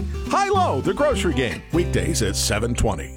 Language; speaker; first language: English; native; English